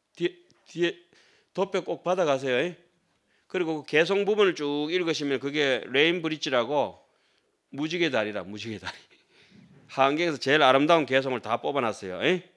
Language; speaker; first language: Korean; native; Korean